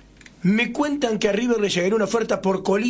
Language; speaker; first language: Spanish; native; Spanish